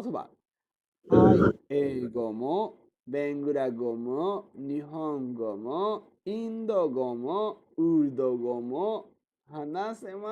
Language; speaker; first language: Japanese; non-native, fluent; Bangla